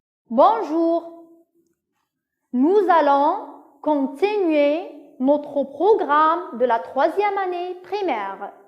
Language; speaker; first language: French; non-native, local second language; Arabic